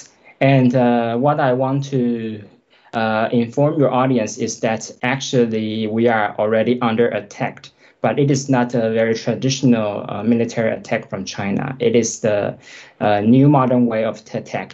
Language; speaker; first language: English; non-native, fluent; Chinese